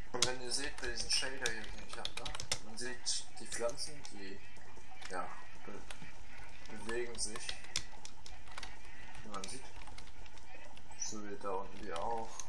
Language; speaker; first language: German; native; German